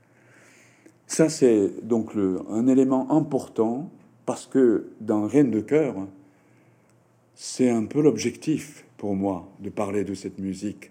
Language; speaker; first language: French; non-native, fluent; Japanese